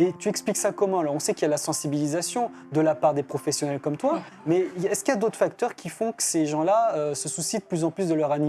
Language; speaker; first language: French; native; French